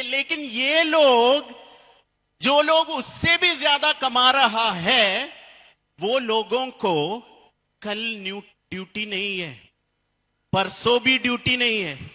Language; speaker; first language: Hindi; non-native, fluent; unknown